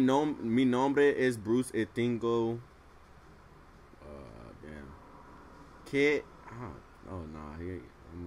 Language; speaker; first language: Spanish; non-native, learner; English